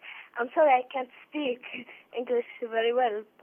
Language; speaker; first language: English; non-native, learner; Arabic